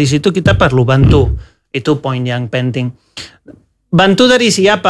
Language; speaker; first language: Indonesian; non-native, learner; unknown